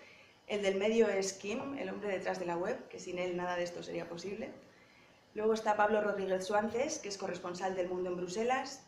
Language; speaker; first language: Spanish; native; Spanish